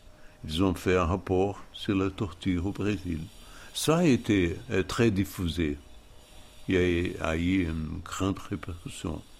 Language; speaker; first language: French; non-native, fluent; Portuguese